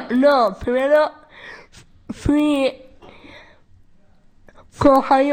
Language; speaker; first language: Spanish; non-native, local second language; Basque